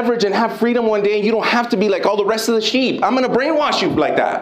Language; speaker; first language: English; native; English